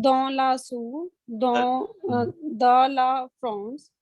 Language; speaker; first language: French; non-native, learner; Hindi